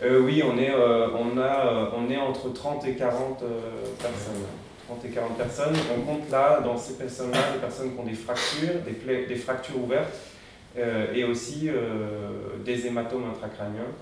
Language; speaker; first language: French; native; French